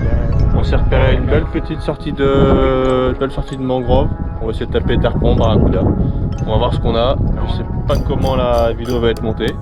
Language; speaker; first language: French; native; French